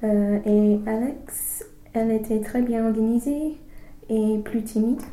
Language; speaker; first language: French; non-native, learner; English